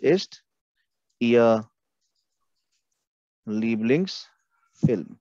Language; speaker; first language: German; non-native, fluent; Hindi